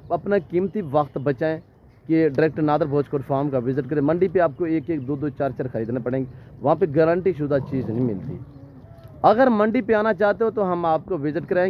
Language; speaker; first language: Hindi; non-native, local second language; Saraiki